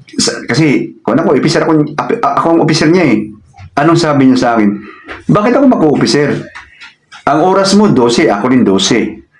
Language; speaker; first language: Filipino; native; Filipino